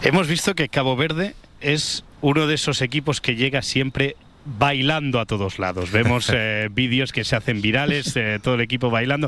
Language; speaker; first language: Spanish; native; Spanish